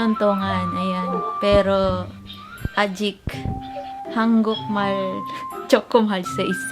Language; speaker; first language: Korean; non-native, learner; Filipino